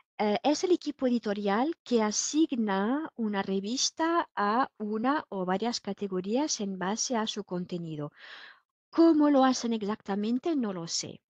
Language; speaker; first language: Spanish; non-native, fluent; French